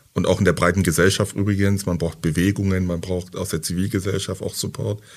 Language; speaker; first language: German; early bilingual, other home language; French